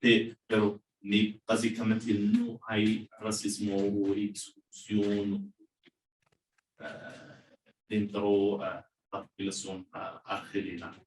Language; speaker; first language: Spanish; non-native, learner; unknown